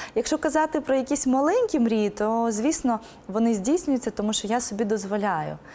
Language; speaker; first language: Ukrainian; non-native, local second language; Russian